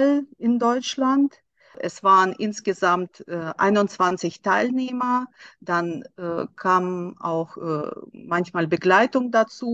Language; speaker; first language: German; non-native, fluent; Russian